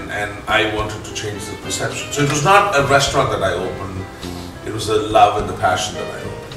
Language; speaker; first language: English; non-native, local second language; Punjabi